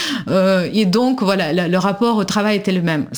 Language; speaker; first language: French; non-native, fluent; Russian